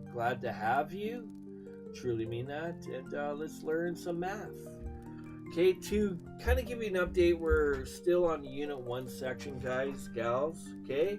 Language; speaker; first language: English; native; English